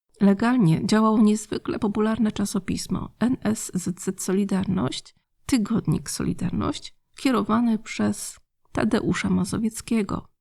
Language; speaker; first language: Polish; native; Polish